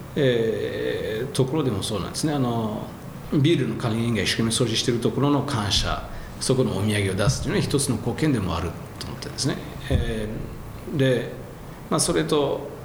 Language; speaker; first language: Japanese; non-native, fluent; French